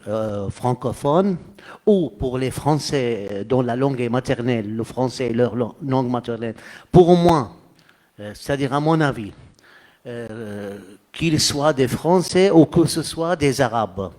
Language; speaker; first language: French; non-native, fluent; Arabic